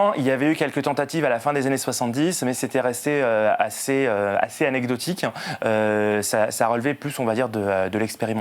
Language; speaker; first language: French; native; French